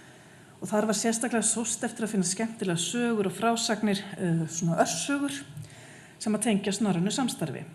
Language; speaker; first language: Icelandic; native; Icelandic